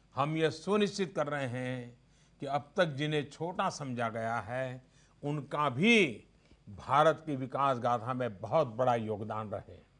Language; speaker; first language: Hindi; non-native, local second language; Gujarati